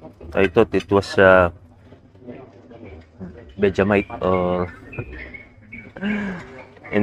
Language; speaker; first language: English; non-native, local second language; Filipino